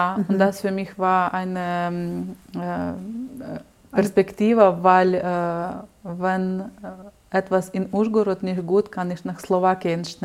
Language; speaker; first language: German; non-native, learner; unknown